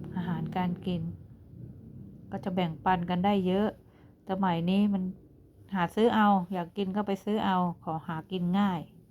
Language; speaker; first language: Thai; native; Thai